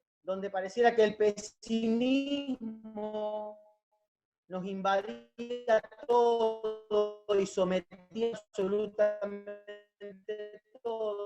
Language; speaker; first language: Spanish; native; Spanish